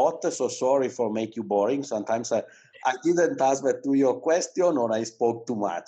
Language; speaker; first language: English; non-native, fluent; Italian